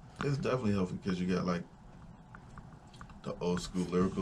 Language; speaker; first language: English; native; English